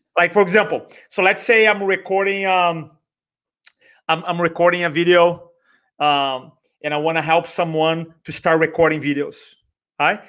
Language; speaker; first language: English; non-native, fluent; Portuguese